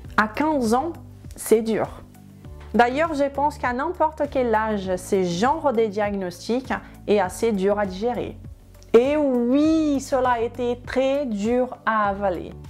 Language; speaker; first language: French; non-native, fluent; Portuguese